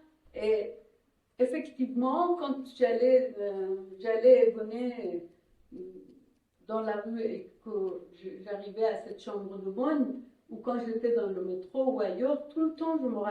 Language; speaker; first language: French; non-native, fluent; Persian